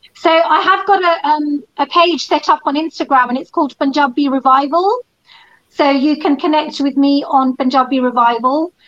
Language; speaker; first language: English; native; English